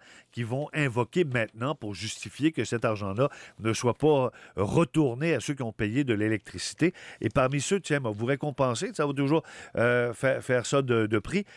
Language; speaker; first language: French; native; French